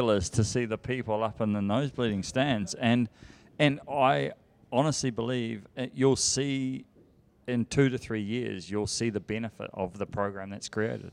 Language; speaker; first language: English; native; English